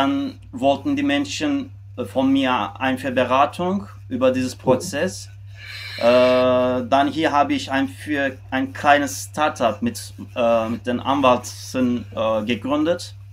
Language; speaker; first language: German; non-native, fluent; Turkish